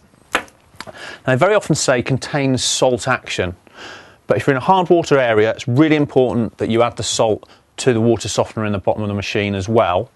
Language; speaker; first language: English; native; English